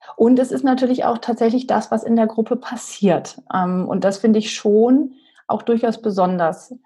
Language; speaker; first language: German; native; German